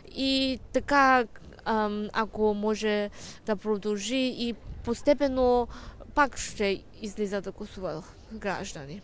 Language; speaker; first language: Bulgarian; non-native, fluent; Chinese